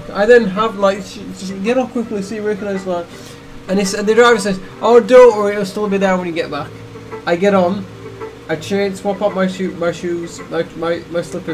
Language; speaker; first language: English; native; English